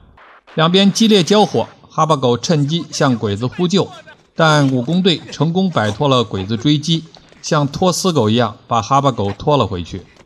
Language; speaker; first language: Chinese; native; Chinese